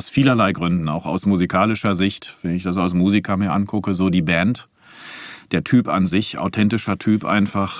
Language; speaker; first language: German; native; German